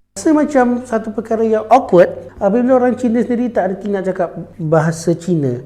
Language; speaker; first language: Malay; native; Malay